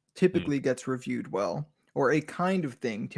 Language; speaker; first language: English; native; English